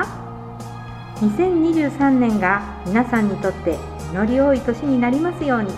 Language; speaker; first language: Japanese; native; Japanese